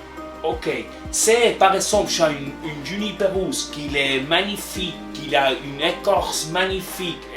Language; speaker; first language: French; non-native, learner; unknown